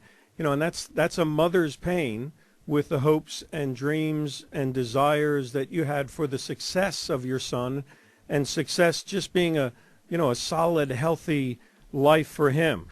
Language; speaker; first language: English; native; English